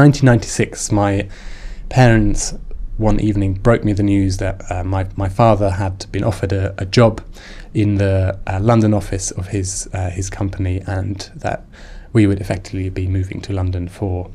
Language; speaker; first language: English; non-native, fluent; German